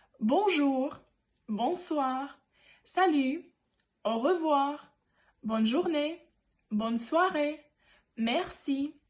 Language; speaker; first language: French; non-native, fluent; Ukrainian